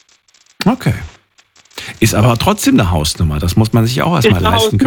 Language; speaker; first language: German; native; German